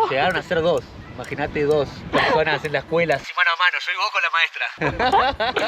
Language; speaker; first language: Spanish; native; Spanish